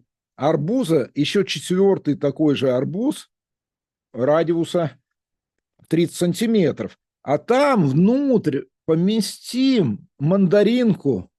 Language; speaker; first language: Russian; native; Russian